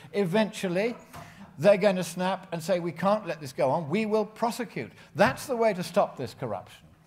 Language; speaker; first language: English; native; English